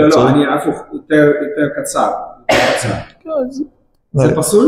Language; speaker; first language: Hebrew; non-native, fluent; Russian